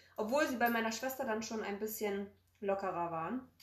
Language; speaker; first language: German; early bilingual, other home language; Polish